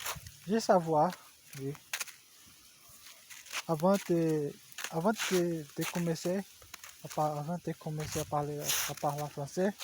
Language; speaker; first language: French; non-native, learner; Portuguese